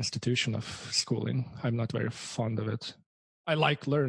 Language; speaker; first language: English; non-native, fluent; Lithuanian